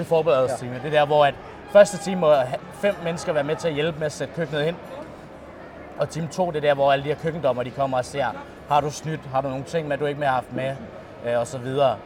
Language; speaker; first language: Danish; native; Danish